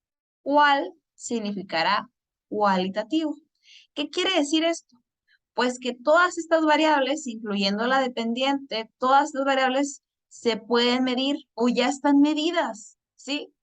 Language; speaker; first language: Spanish; native; Spanish